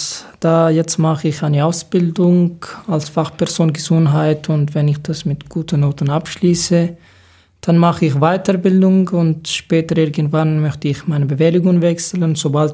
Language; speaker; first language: German; non-native, learner; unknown